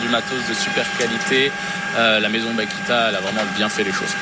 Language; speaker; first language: French; native; French